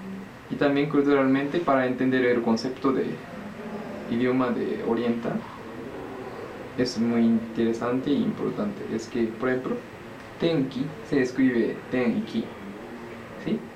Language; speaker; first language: Spanish; non-native, learner; Japanese